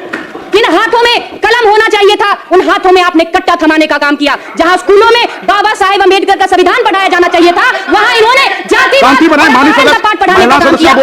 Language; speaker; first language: Hindi; native; Hindi